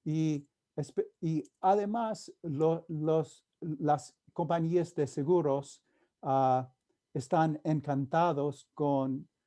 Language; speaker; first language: Spanish; non-native, fluent; English